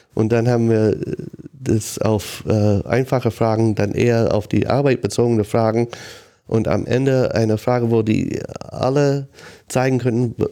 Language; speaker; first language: German; non-native, fluent; English